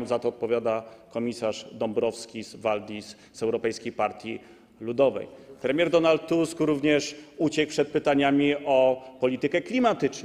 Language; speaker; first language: Polish; native; Polish